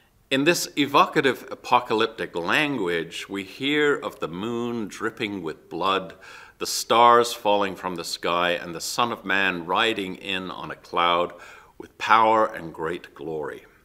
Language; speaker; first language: English; native; English